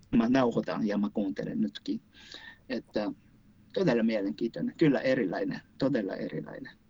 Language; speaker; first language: Finnish; non-native, fluent; Japanese